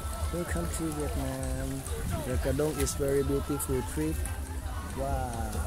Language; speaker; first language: English; non-native, learner; Thai